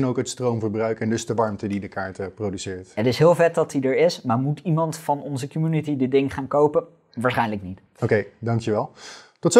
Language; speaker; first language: Dutch; native; Dutch